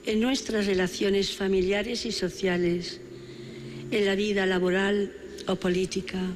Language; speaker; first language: Spanish; non-native, local second language; Catalan